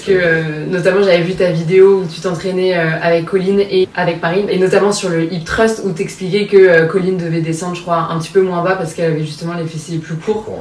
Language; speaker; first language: French; native; French